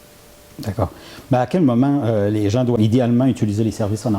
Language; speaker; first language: French; native; French